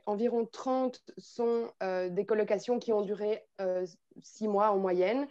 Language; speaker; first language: French; native; French